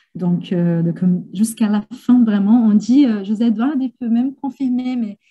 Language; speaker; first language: Portuguese; native; Portuguese